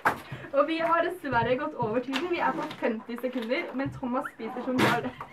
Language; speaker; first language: Norwegian; native; Norwegian